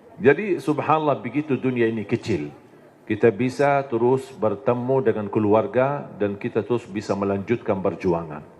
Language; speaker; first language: Indonesian; non-native, fluent; Arabic